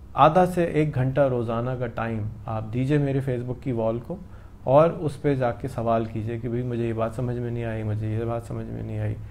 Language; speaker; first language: Urdu; native; Urdu